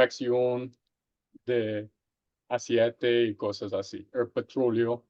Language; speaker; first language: Spanish; non-native, fluent; English